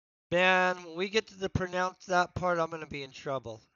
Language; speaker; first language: English; native; English